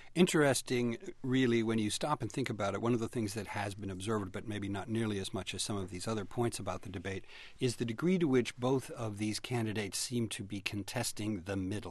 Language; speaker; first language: English; native; English